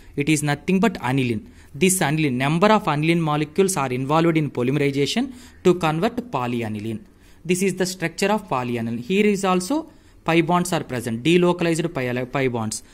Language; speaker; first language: English; non-native, local second language; Telugu